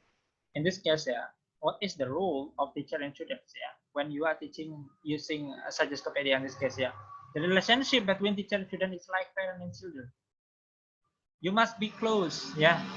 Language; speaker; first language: English; non-native, fluent; Indonesian